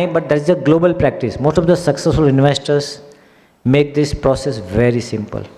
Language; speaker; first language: English; non-native, local second language; Hindi